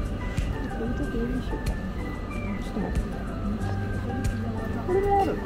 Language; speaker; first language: Japanese; native; Japanese